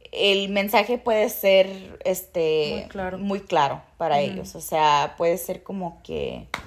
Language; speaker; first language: Spanish; early bilingual, heritage; Spanish